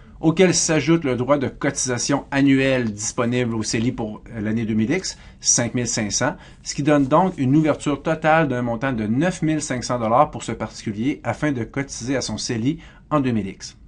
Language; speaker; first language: French; native; French